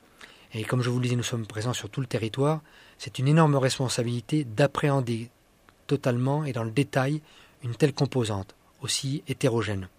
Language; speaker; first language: French; native; French